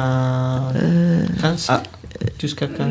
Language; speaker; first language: French; non-native, learner; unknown